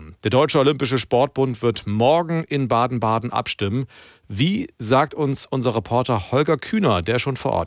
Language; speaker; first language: German; native; German